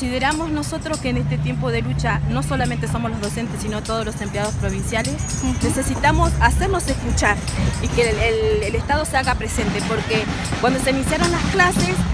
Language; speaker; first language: Spanish; native; Spanish